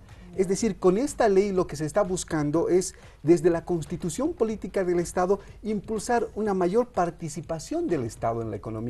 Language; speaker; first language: Spanish; native; Spanish